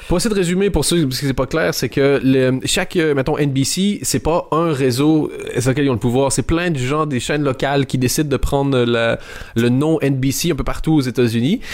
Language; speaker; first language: French; native; French